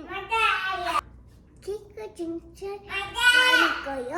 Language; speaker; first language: Korean; early bilingual, heritage; Korean